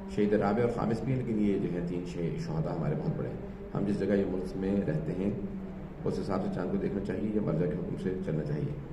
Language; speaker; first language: Urdu; native; Urdu